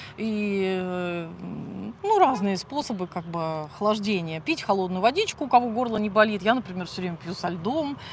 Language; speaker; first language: Russian; native; Russian